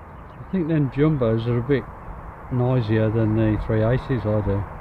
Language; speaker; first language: English; native; English